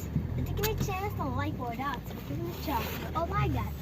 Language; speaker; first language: Dutch; early bilingual, other home language; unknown